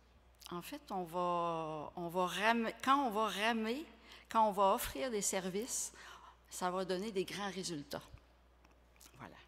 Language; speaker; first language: French; native; French